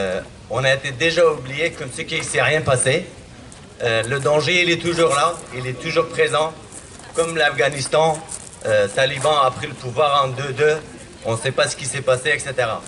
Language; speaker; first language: French; non-native, fluent; Kurdish